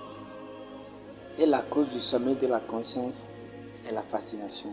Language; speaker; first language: French; non-native, local second language; Fon